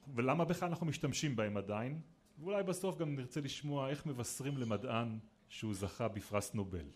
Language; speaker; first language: Hebrew; native; Hebrew